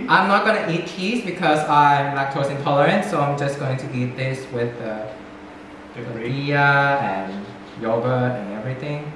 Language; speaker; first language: English; non-native, fluent; Thai